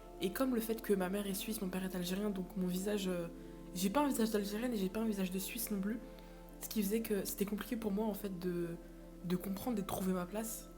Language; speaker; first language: French; native; French